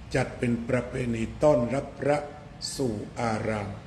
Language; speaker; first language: Thai; native; Thai